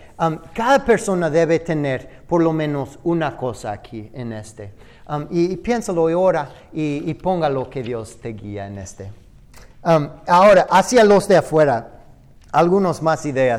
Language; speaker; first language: Spanish; non-native, fluent; English